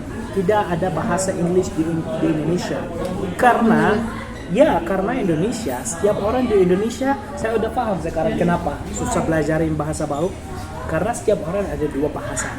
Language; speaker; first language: Indonesian; non-native, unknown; Arabic